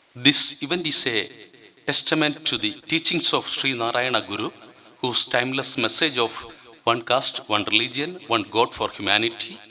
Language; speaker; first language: English; non-native, local second language; Malayalam